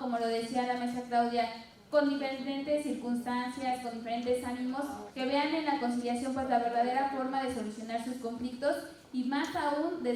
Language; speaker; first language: Spanish; native; Spanish